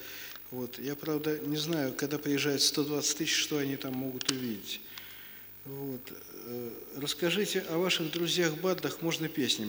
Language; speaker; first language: Russian; native; Russian